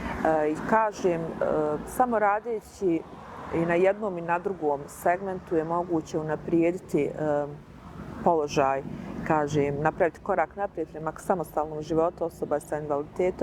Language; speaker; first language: Bosnian; native; Bosnian